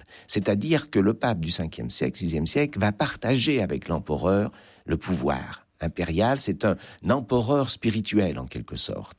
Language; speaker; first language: French; native; French